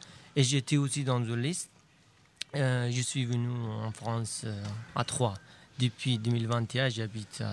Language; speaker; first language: French; non-native, learner; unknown